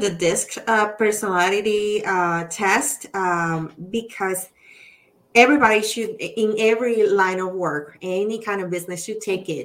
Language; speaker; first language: English; non-native, fluent; Spanish